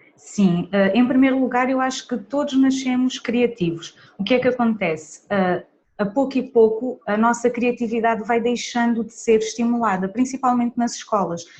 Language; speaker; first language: Portuguese; native; Portuguese